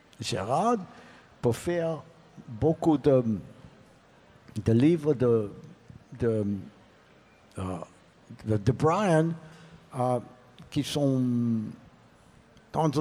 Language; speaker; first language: French; non-native, learner; English